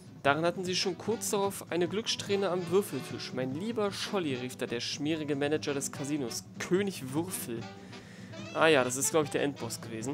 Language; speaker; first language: German; native; German